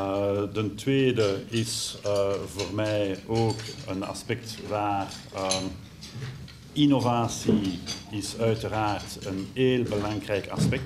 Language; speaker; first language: Dutch; non-native, local second language; French